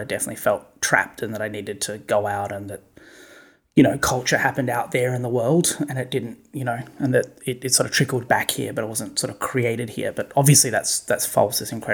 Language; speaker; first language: English; native; English